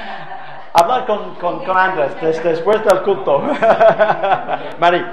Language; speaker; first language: Spanish; non-native, fluent; English